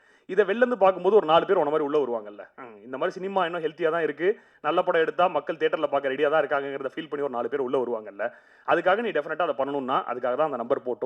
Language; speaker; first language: Tamil; native; Tamil